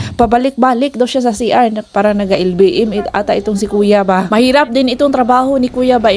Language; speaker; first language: Filipino; non-native, local second language; Cebuano